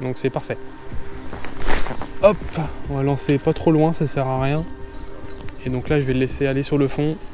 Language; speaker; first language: French; native; French